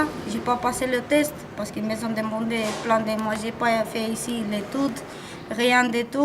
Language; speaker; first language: French; non-native, learner; Romanian